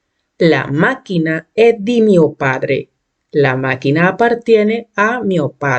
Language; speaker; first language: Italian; non-native, fluent; Spanish